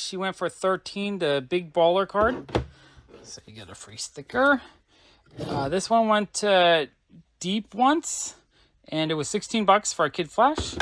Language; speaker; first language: English; native; English